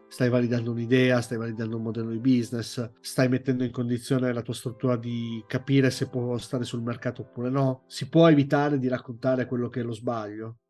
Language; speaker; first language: Italian; native; Italian